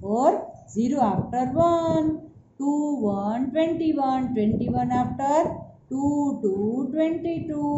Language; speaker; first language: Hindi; non-native, local second language; Gujarati